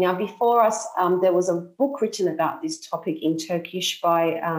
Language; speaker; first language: English; native; English